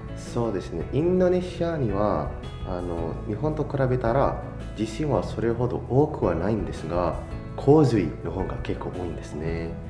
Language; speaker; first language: Japanese; non-native, fluent; Indonesian